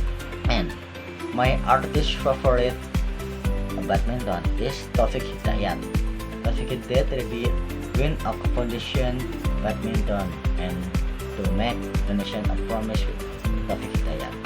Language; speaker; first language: English; non-native, learner; Indonesian